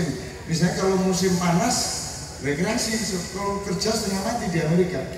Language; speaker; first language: Indonesian; native; Indonesian